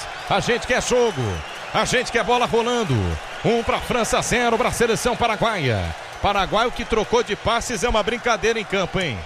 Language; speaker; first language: Portuguese; native; Portuguese